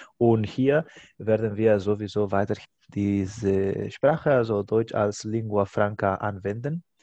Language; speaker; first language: German; non-native, fluent; Spanish